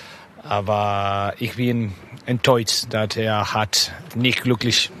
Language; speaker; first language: German; non-native, learner; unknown